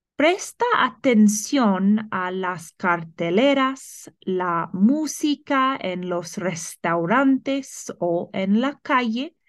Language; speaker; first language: Spanish; non-native, fluent; English